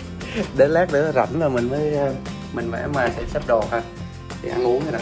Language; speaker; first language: Vietnamese; native; Vietnamese